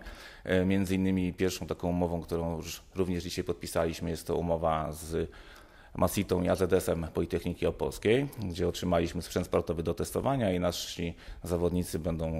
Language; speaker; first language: Polish; native; Polish